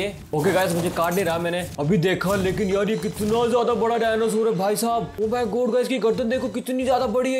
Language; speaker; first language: Hindi; native; Hindi